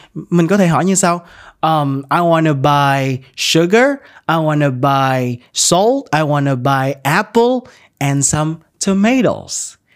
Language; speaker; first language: English; non-native, fluent; Vietnamese